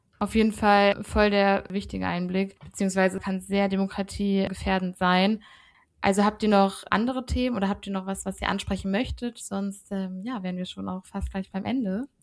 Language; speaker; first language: German; native; German